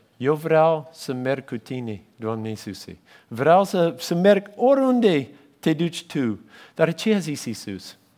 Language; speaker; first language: Romanian; non-native, fluent; English